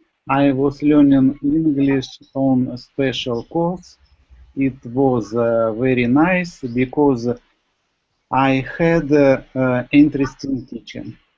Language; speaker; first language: English; non-native, learner; Russian